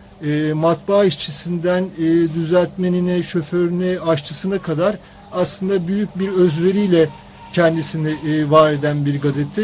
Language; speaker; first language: Turkish; native; Turkish